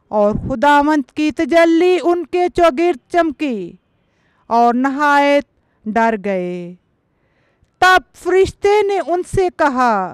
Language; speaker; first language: Urdu; non-native, local second language; Punjabi